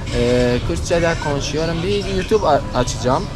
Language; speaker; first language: Turkish; non-native, fluent; Kurdish